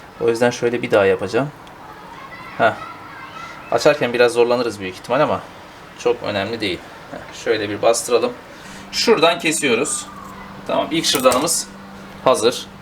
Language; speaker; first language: Turkish; native; Turkish